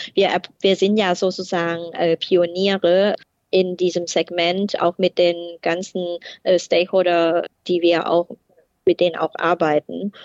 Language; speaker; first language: German; non-native, fluent; Thai